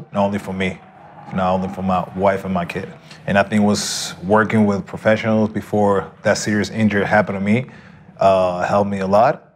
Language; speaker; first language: English; non-native, fluent; Spanish